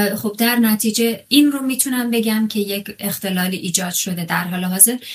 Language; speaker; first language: Persian; non-native, local second language; Kurdish